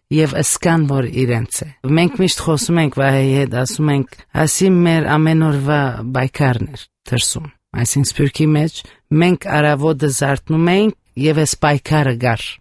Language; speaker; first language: Armenian; early bilingual, heritage; Armenian